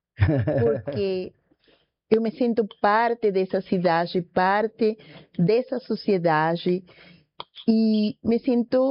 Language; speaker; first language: Portuguese; non-native, fluent; Spanish